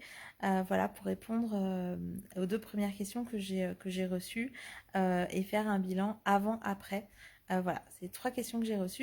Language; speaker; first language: French; native; French